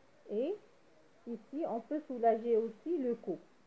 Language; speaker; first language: French; non-native, local second language; Arabic